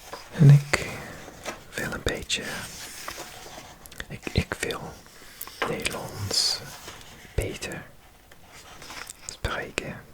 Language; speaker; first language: Dutch; non-native, learner; English